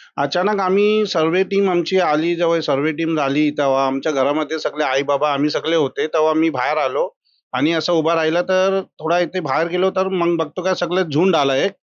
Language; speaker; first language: Marathi; native; Marathi